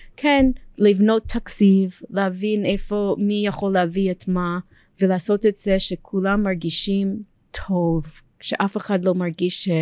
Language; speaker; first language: Hebrew; non-native, fluent; English